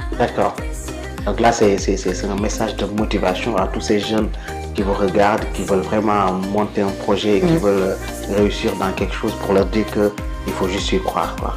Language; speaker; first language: French; non-native, local second language; Wolof